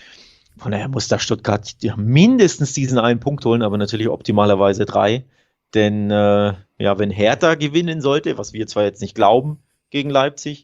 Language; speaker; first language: German; native; German